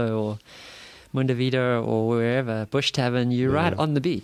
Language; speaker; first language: English; native; English